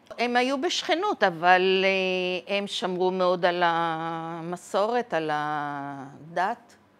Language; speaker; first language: Hebrew; early bilingual, other home language; Arabic